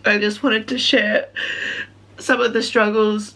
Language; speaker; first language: English; native; English